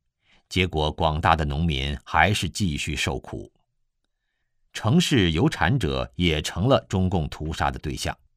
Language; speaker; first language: Chinese; native; Chinese